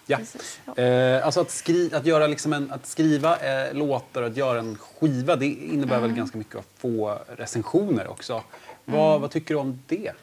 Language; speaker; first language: Swedish; native; Swedish